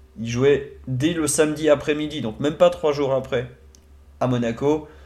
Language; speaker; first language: French; native; French